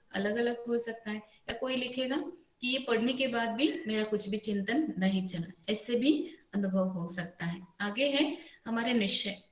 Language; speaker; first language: Hindi; non-native, local second language; Marathi